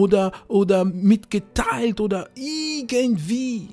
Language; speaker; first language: German; non-native, fluent; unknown